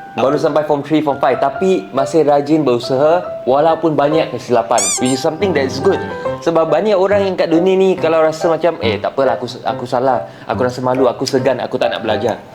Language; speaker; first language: Malay; non-native, local second language; Chinese